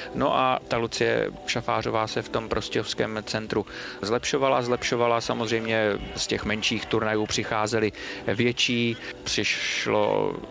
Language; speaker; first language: Czech; native; Czech